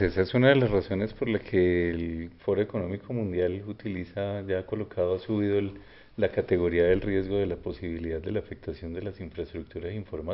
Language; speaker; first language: Spanish; native; Spanish